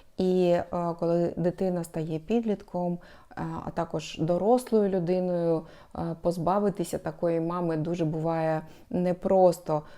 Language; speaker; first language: Ukrainian; non-native, local second language; Russian